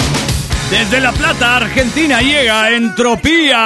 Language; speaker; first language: Spanish; native; Spanish